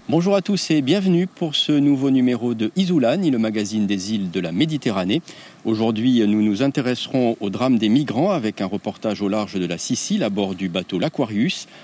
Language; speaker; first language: French; native; French